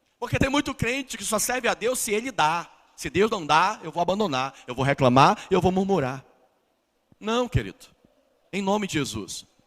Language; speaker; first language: Portuguese; native; Portuguese